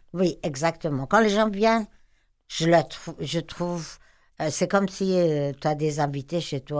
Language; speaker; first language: French; non-native, fluent; Persian